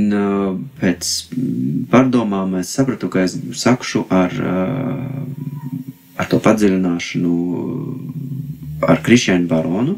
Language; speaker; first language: Latvian; non-native, fluent; Russian